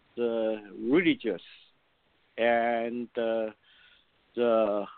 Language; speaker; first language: English; non-native, learner; Chinese